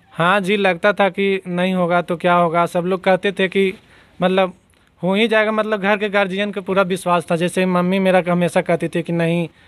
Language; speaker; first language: Hindi; native; Hindi